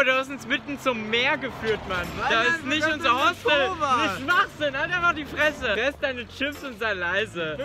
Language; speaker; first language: German; native; German